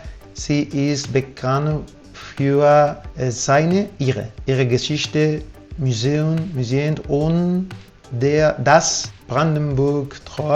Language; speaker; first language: German; non-native, fluent; Spanish